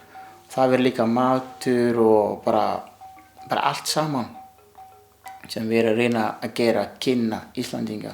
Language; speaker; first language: Icelandic; non-native, learner; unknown